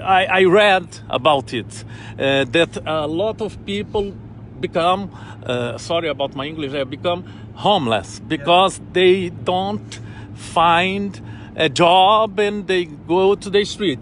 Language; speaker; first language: English; non-native, learner; Portuguese